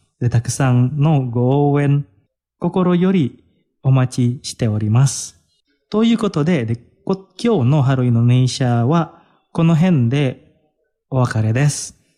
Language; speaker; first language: Japanese; non-native, fluent; Indonesian